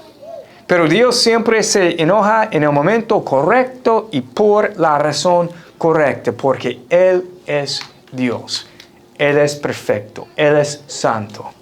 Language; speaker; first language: Spanish; non-native, fluent; English